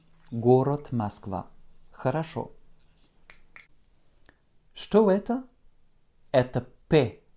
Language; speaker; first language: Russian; non-native, fluent; French